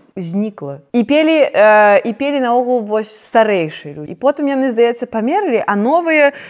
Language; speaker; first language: Belarusian; non-native, local second language; Russian